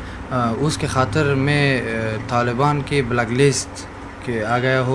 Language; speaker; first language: Hindi; non-native, learner; Persian